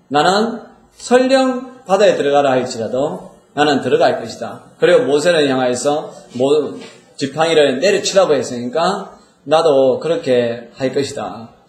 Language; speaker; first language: Korean; native; Korean